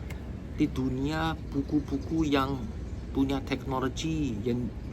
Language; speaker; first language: Indonesian; non-native, fluent; Chinese